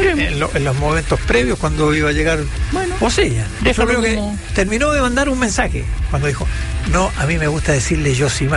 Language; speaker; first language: Spanish; native; Spanish